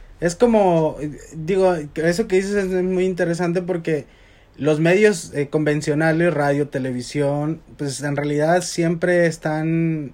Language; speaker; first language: Spanish; native; Spanish